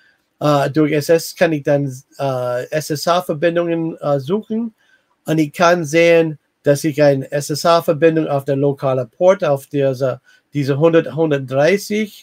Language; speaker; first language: German; non-native, fluent; English